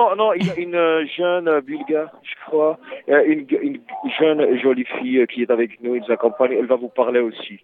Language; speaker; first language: French; non-native, local second language; Arabic